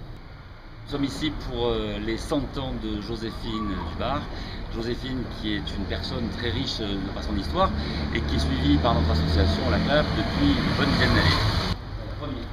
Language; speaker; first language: French; native; French